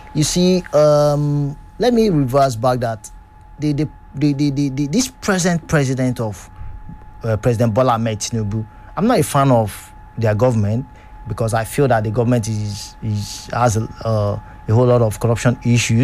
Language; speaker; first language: English; non-native, local second language; Yoruba